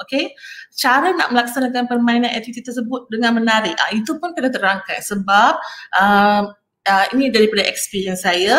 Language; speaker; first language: Malay; non-native, local second language; Tamil